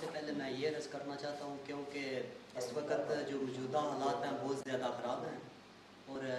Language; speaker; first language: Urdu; non-native, local second language; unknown